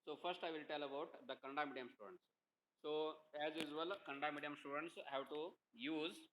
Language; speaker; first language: English; non-native, local second language; Kannada